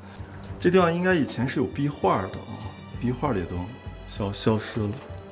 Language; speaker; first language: Chinese; native; Chinese